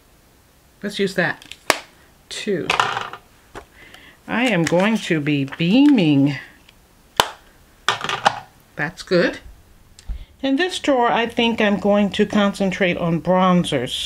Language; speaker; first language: English; native; English